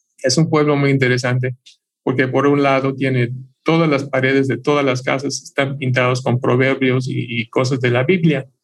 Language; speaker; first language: Spanish; non-native, fluent; English